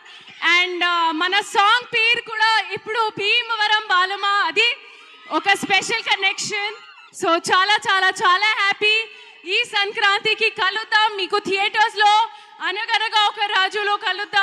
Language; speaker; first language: Telugu; non-native, learner; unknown